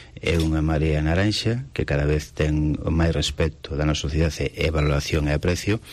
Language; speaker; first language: Galician; native; Galician